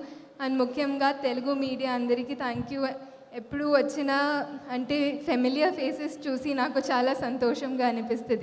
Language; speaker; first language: Telugu; non-native, fluent; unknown